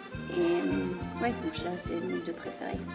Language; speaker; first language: French; early bilingual, heritage; French